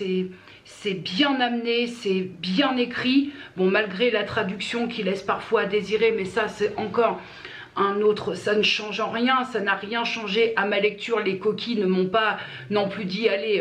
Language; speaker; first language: French; native; French